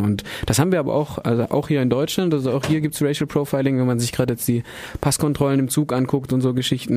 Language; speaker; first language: German; native; German